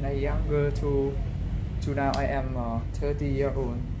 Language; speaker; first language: English; non-native, learner; Thai